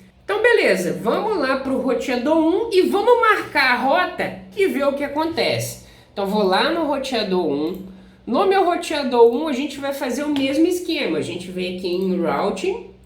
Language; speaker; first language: Portuguese; native; Portuguese